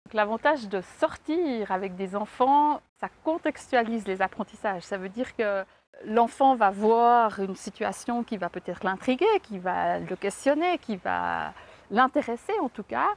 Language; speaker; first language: French; native; French